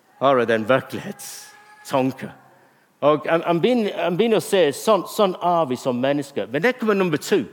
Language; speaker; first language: Norwegian; non-native, fluent; English